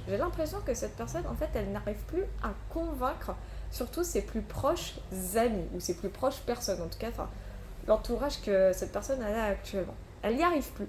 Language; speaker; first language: French; native; French